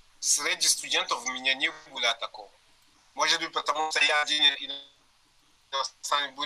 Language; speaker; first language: Russian; non-native, learner; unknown